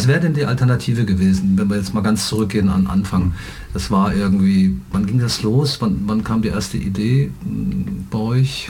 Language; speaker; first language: German; native; German